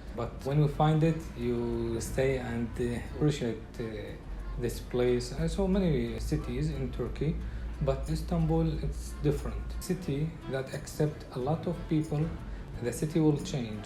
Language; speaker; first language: English; non-native, learner; Arabic